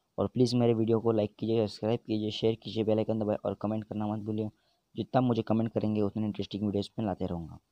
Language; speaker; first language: Hindi; native; Hindi